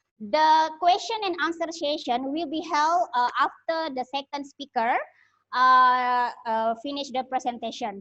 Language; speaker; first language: English; non-native, learner; Indonesian